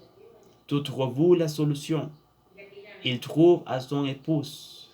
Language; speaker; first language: French; non-native, learner; Spanish